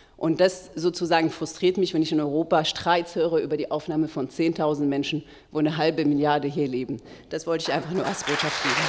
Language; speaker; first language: German; non-native, fluent; Arabic